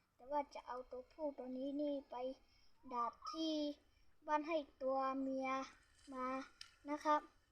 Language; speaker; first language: Thai; native; Thai